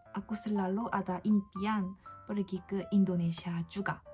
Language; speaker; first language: Indonesian; non-native, learner; Korean